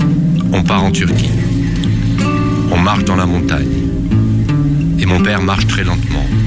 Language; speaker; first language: French; non-native, learner; Arabic